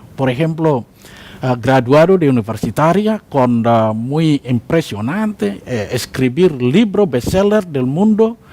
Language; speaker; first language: Spanish; non-native, learner; Indonesian